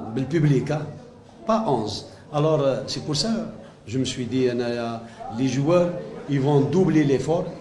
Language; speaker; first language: French; non-native, local second language; Arabic